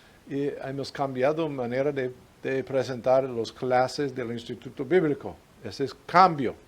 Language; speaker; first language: Spanish; non-native, fluent; English